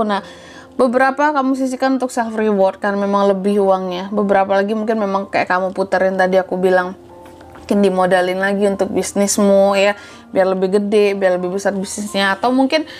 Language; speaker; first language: Indonesian; native; Indonesian